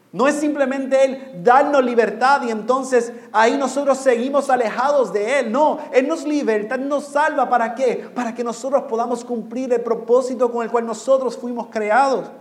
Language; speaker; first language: Spanish; non-native, fluent; English